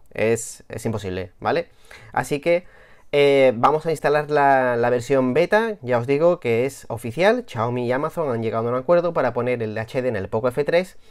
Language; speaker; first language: Spanish; native; Spanish